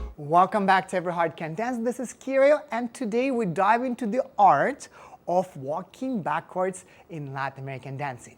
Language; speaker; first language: English; non-native, fluent; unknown